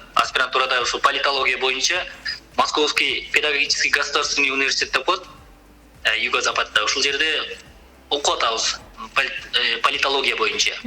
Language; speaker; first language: Kyrgyz; native; Kyrgyz